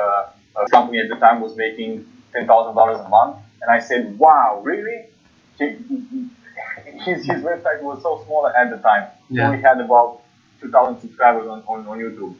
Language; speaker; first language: English; non-native, fluent; Romanian